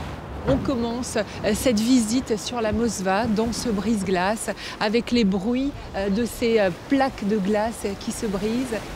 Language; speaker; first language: French; native; French